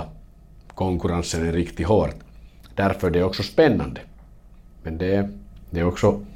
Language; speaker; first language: Swedish; non-native, fluent; Finnish